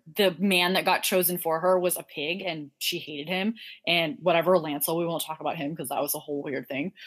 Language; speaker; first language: English; native; English